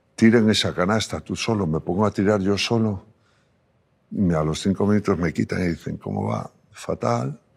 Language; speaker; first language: Spanish; native; Spanish